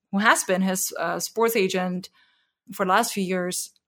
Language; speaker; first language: English; non-native, fluent; Czech